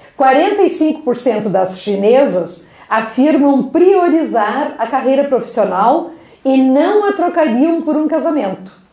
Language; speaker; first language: Portuguese; native; Portuguese